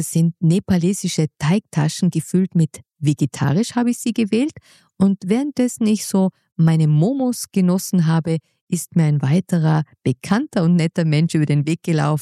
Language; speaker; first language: German; native; German